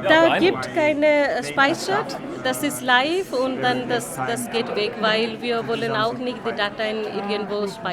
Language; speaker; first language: German; non-native, learner; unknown